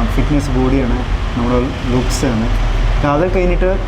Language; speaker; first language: Malayalam; non-native, fluent; Nepali